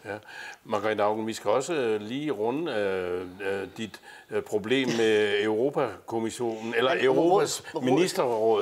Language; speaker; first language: Danish; native; Danish